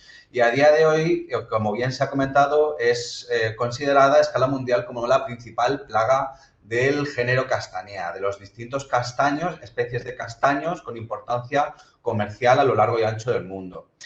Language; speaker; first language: Spanish; native; Spanish